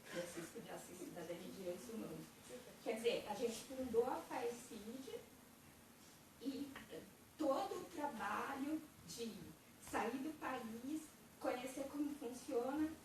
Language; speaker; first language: Portuguese; native; Portuguese